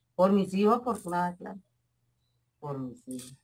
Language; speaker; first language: Spanish; native; Spanish